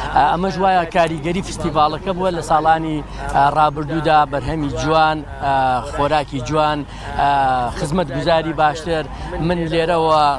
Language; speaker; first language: Central Kurdish; non-native, local second language; Gurani